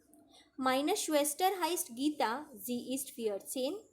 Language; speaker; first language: German; non-native, fluent; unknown